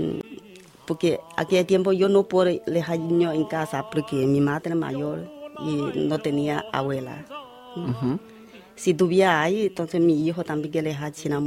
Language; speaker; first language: Spanish; non-native, learner; Chinese